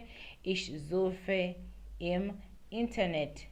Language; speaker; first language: German; non-native, learner; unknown